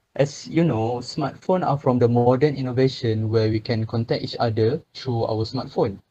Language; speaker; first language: English; non-native, local second language; Malay